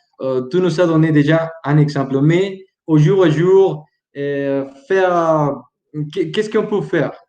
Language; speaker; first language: French; non-native, learner; Spanish